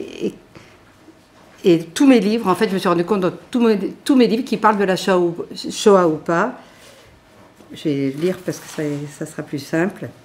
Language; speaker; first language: French; native; French